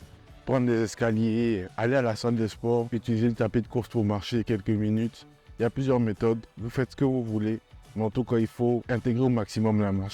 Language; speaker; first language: French; native; French